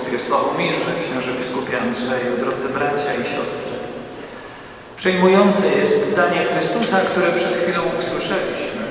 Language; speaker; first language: Polish; native; Polish